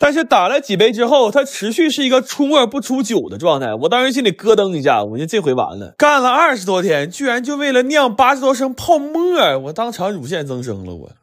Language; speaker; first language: Chinese; native; Chinese